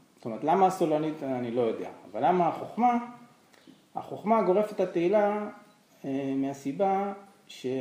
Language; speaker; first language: Hebrew; native; Hebrew